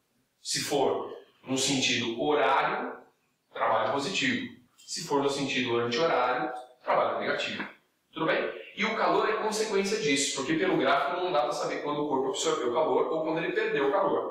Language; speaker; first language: Portuguese; native; Portuguese